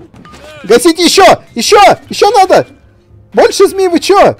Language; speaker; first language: Russian; native; Russian